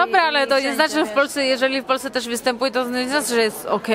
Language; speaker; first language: Polish; non-native, fluent; Georgian